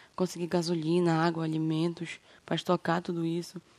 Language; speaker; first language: Portuguese; native; Portuguese